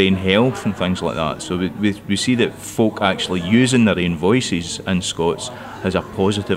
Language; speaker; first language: English; non-native, local second language; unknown